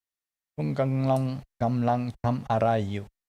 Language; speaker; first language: Thai; non-native, learner; Luxembourgish